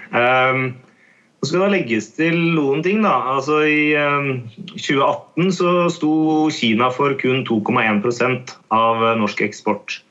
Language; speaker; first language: Norwegian; native; Norwegian